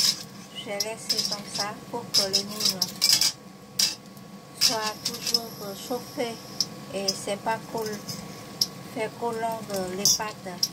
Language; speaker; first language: French; non-native, fluent; Vietnamese